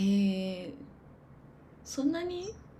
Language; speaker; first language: Japanese; non-native, learner; English